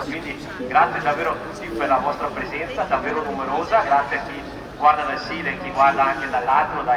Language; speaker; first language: Italian; native; Italian